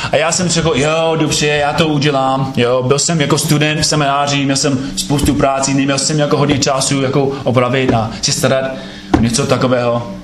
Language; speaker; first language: Czech; non-native, fluent; English